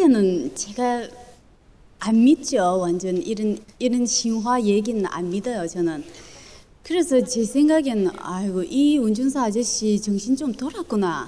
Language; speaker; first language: Korean; early bilingual, other home language; Chinese